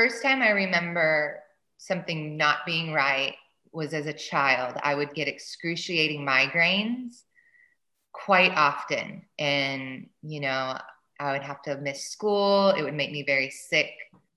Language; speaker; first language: English; native; English